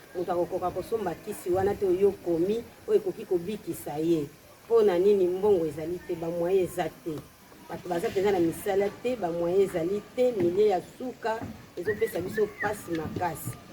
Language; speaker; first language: Lingala; native; Lingala